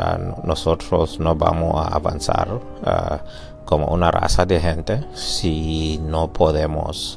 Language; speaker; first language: Spanish; non-native, learner; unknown